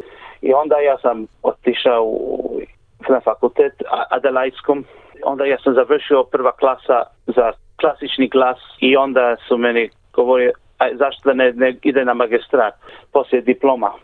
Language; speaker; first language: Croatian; early bilingual, heritage; English